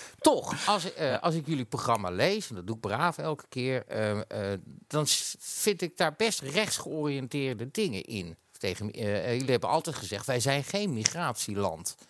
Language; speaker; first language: Dutch; native; Dutch